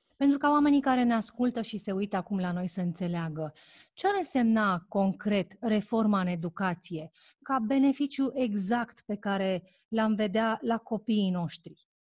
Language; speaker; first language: Romanian; native; Romanian